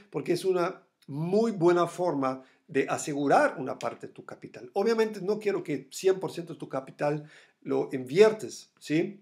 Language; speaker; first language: Spanish; non-native, fluent; German